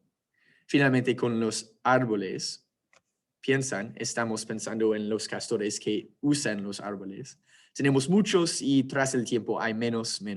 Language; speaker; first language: Spanish; non-native, fluent; English